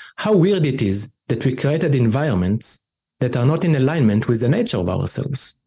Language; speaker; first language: English; non-native, fluent; Hebrew